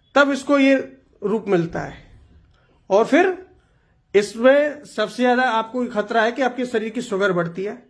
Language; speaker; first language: Hindi; non-native, local second language; Gujarati